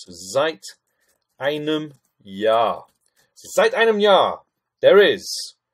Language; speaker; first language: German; non-native, fluent; English